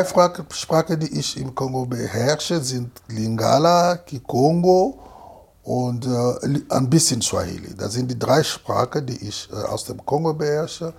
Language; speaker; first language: German; non-native, fluent; Lingala